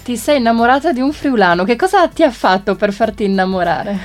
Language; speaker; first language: Italian; native; Italian